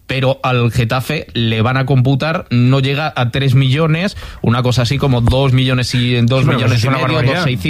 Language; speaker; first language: Spanish; native; Spanish